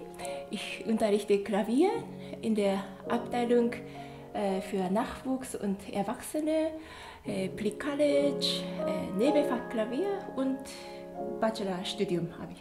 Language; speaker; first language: German; non-native, fluent; Japanese